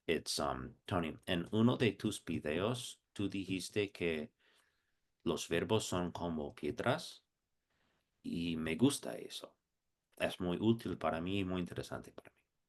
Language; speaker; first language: Spanish; non-native, fluent; English